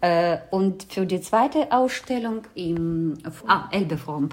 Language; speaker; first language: German; non-native, fluent; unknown